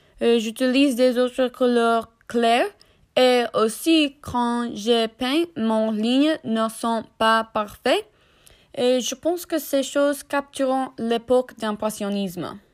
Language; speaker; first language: French; non-native, learner; English